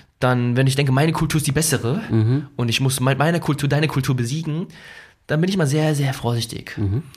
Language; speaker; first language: German; early bilingual, other home language; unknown